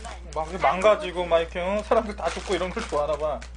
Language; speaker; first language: Korean; native; Korean